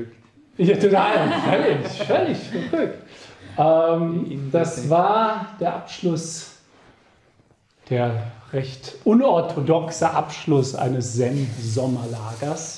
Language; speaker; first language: German; native; German